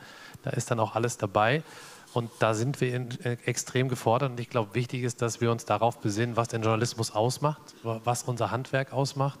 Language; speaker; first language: German; native; German